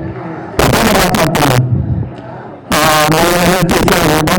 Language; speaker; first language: Telugu; non-native, learner; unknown